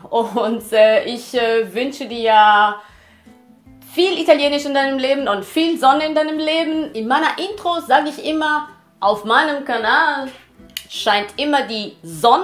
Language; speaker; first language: German; non-native, fluent; Italian